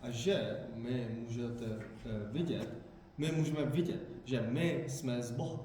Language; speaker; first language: Czech; non-native, fluent; Korean